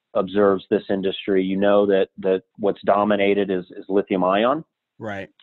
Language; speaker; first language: English; native; English